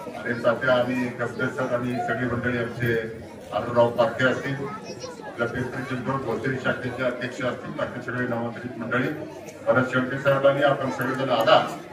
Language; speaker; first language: Marathi; native; Marathi